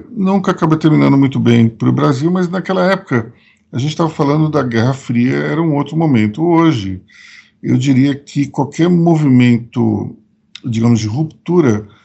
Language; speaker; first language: Portuguese; native; Portuguese